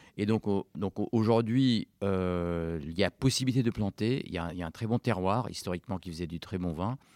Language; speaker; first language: French; non-native, local second language; Arabic